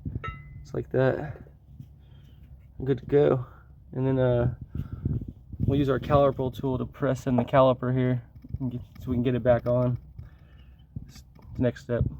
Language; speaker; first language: English; native; English